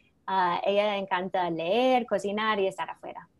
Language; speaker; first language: Spanish; non-native, fluent; English